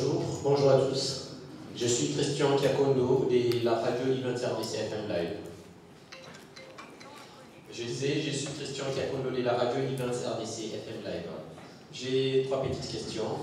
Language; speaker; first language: French; non-native, local second language; Lingala